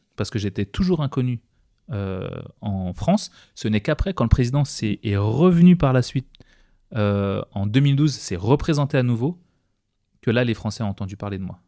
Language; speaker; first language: French; native; French